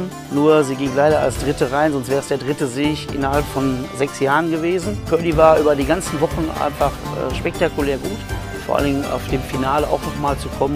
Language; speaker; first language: German; native; German